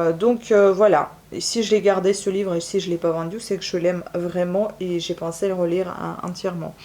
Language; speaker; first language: French; non-native, fluent; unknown